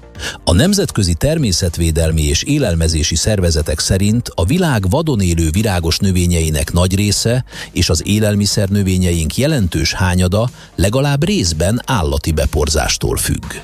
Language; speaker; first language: Hungarian; native; Hungarian